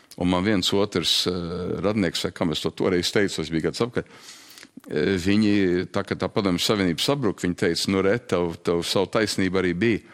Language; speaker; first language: Latvian; early bilingual, heritage; Latvian